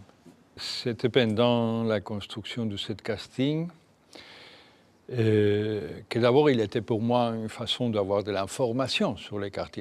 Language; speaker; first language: French; non-native, fluent; Spanish